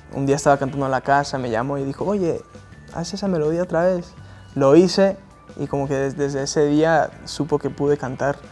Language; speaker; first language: Spanish; non-native, fluent; English